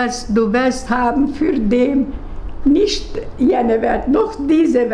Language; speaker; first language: German; non-native, learner; Hungarian